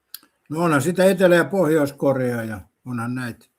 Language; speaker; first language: Finnish; native; Finnish